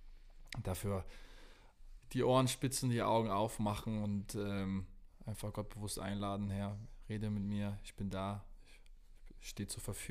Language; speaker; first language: German; native; German